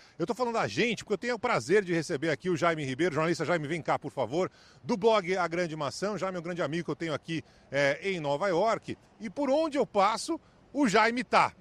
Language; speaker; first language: Portuguese; native; Portuguese